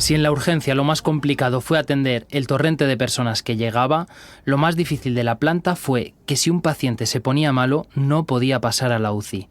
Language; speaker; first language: Spanish; native; Spanish